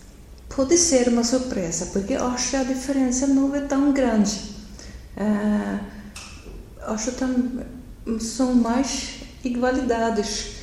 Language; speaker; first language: Portuguese; non-native, learner; Norwegian